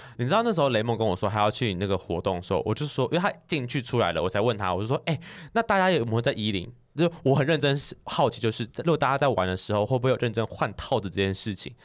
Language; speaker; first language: Chinese; native; Chinese